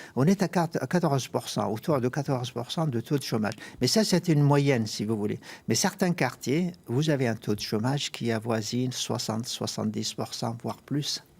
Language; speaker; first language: French; non-native, fluent; Arabic